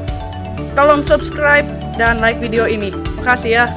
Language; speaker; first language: Indonesian; non-native, fluent; English